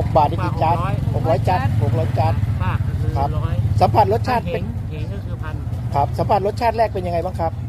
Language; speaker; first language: Thai; native; Thai